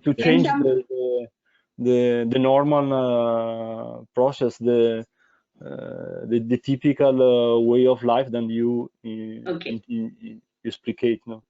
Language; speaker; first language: English; non-native, fluent; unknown